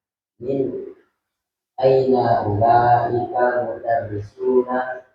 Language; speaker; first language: Arabic; non-native, learner; Indonesian